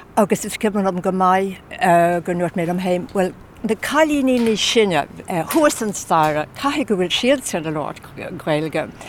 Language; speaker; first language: Irish; native; Irish